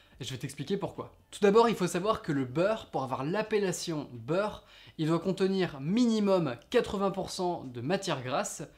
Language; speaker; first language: French; native; French